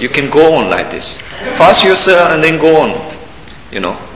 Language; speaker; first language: English; non-native, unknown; Burmese